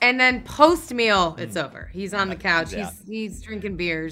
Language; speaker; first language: English; native; English